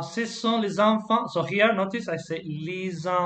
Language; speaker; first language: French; non-native, fluent; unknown